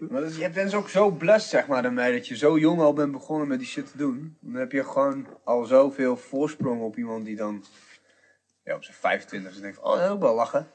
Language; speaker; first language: Dutch; early bilingual, other home language; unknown